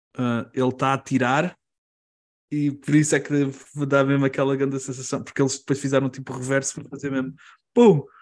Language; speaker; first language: Portuguese; early bilingual, heritage; Portuguese